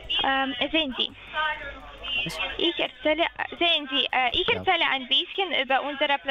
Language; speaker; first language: German; non-native, learner; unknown